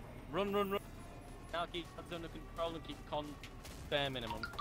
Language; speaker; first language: English; native; English